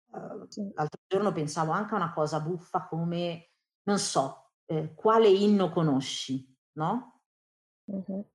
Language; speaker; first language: Italian; early bilingual, other home language; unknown